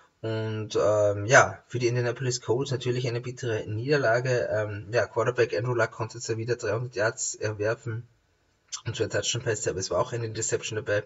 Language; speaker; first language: German; native; German